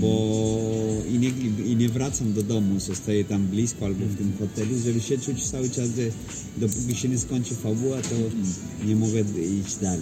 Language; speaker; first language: Polish; non-native, fluent; Spanish